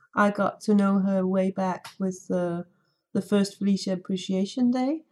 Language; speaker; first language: English; non-native, fluent; Danish